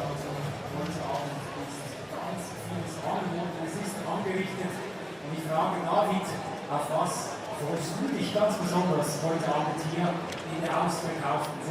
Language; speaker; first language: German; native; German